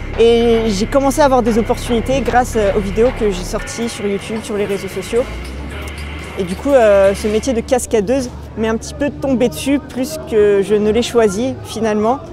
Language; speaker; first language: French; native; French